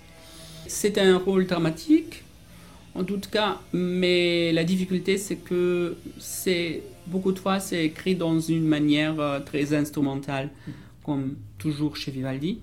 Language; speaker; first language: French; non-native, fluent; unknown